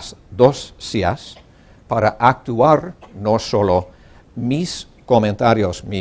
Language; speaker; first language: Spanish; non-native, learner; English